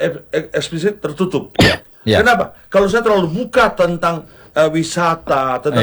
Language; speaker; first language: Indonesian; native; Indonesian